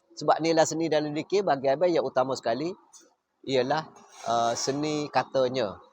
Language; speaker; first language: Malay; native; Malay